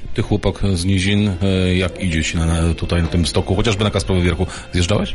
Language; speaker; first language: Polish; native; Polish